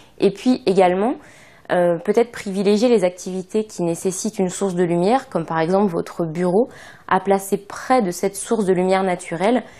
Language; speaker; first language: French; native; French